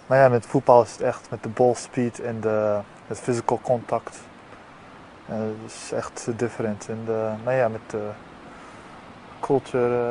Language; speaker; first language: Dutch; early bilingual, heritage; Dutch